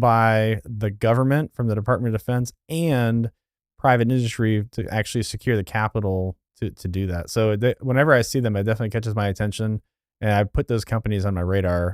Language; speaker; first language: English; native; English